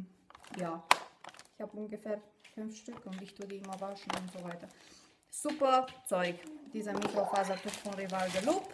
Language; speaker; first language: German; non-native, fluent; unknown